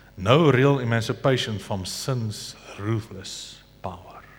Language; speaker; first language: English; non-native, local second language; Afrikaans